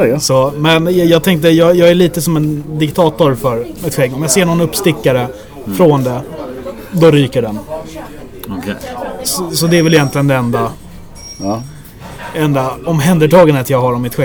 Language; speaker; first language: Swedish; native; Swedish